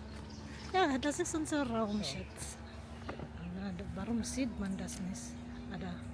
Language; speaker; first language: German; non-native, learner; Cebuano